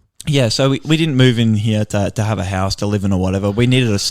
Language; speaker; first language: English; native; English